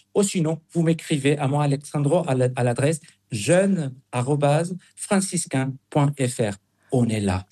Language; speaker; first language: French; non-native, fluent; Spanish